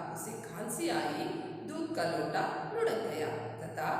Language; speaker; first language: Hindi; non-native, local second language; Kannada